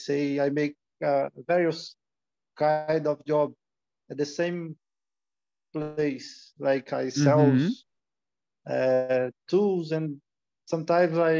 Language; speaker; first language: English; non-native, learner; Portuguese